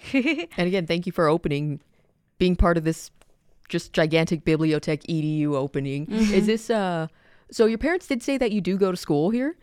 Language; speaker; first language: English; early bilingual, other home language; Spanish